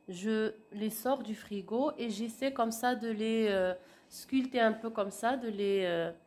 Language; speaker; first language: French; non-native, local second language; Arabic